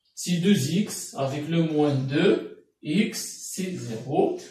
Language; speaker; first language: French; non-native, local second language; Arabic